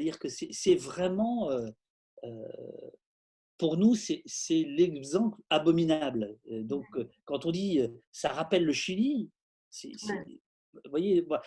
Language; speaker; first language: French; native; French